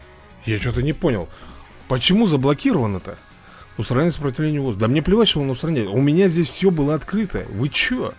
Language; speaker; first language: Russian; native; Russian